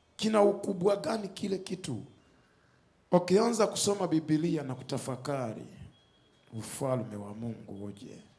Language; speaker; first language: Swahili; non-native, fluent; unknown